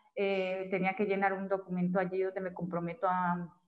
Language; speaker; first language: Spanish; native; Spanish